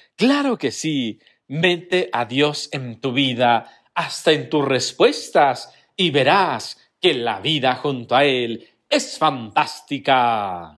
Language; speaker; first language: Spanish; native; Spanish